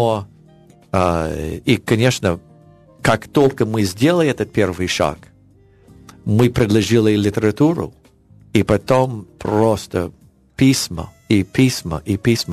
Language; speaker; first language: Russian; non-native, learner; English